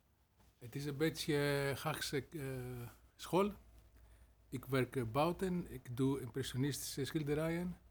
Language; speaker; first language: Dutch; non-native, learner; Greek